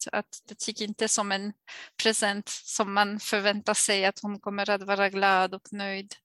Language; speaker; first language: Swedish; non-native, fluent; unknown